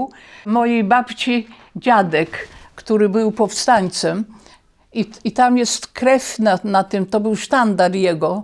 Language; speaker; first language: Polish; early bilingual, heritage; Polish